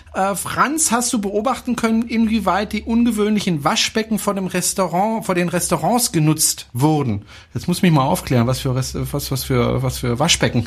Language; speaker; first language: German; non-native, fluent; French